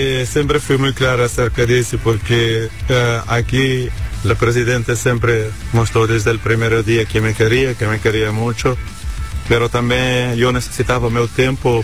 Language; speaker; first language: Spanish; non-native, learner; Portuguese